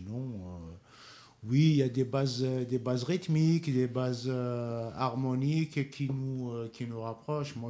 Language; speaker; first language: French; non-native, local second language; Kabyle